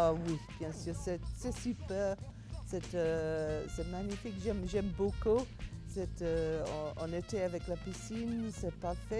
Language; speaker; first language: French; non-native, learner; English